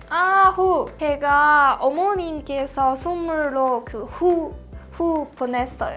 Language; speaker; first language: Korean; non-native, fluent; Chinese